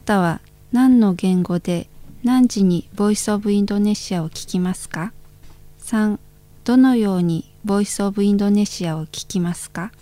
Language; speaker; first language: Japanese; non-native, fluent; Indonesian